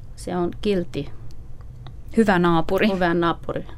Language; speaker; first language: Finnish; non-native, learner; Somali